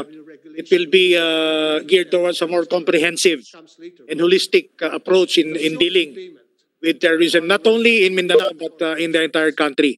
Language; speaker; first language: English; non-native, local second language; Filipino